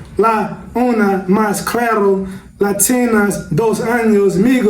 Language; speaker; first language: Spanish; non-native, learner; English